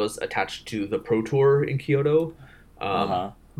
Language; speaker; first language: English; native; English